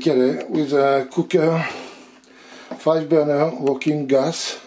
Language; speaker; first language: English; non-native, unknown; French